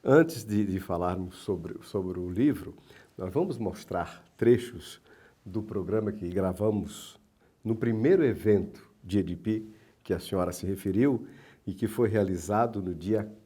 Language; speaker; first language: Portuguese; native; Portuguese